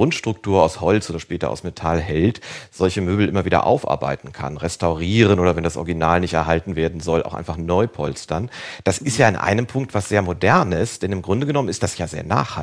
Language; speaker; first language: German; native; German